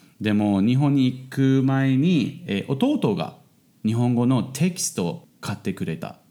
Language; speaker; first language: Japanese; non-native, fluent; English